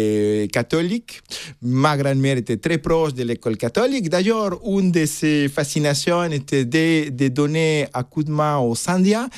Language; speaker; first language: French; non-native, fluent; Spanish